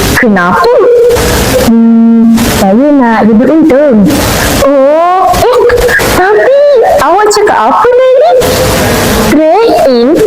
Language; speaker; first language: Malay; native; Malay